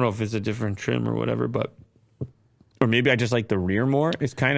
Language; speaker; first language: English; native; English